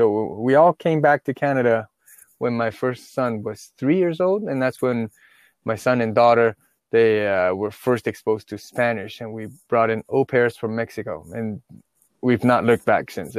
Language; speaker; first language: English; non-native, fluent; Chinese